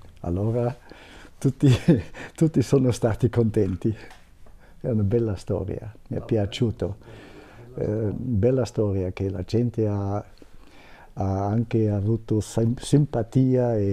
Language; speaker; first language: Italian; non-native, fluent; German